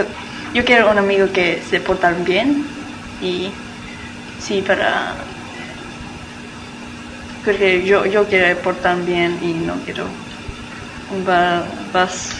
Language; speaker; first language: Spanish; non-native, learner; English